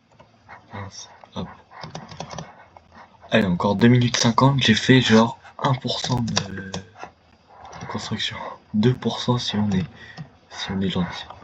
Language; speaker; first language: French; native; French